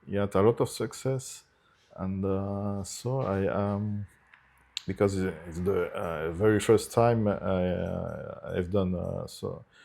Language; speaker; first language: English; non-native, fluent; Italian